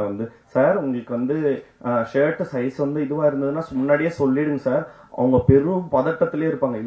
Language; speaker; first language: Tamil; native; Tamil